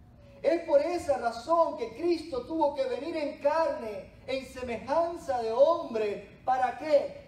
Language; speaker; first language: Spanish; native; Spanish